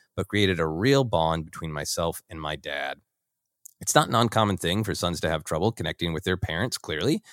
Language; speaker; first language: English; native; English